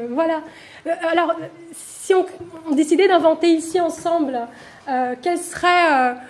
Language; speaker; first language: French; non-native, fluent; Portuguese